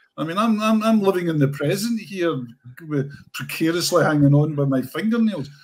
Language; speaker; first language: English; native; English